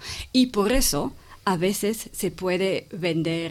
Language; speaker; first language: Spanish; non-native, fluent; French